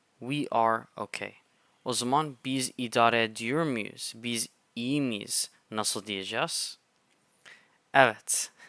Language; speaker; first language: Turkish; non-native, fluent; English